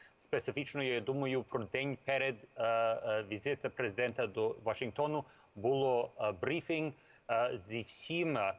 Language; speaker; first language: Ukrainian; early bilingual, heritage; English